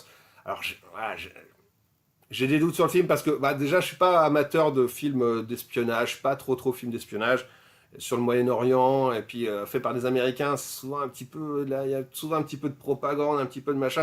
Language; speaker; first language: French; native; French